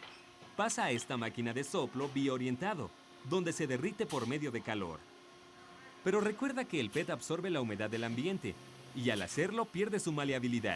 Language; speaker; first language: Spanish; native; Spanish